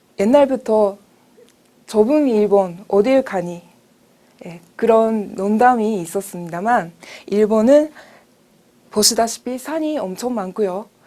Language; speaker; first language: Korean; non-native, fluent; Japanese